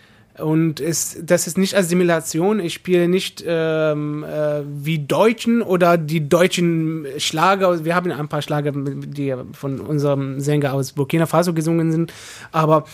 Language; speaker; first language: German; non-native, fluent; Arabic